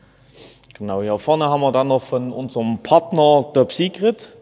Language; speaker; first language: German; native; German